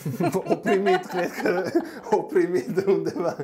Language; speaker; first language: Romanian; non-native, local second language; Hungarian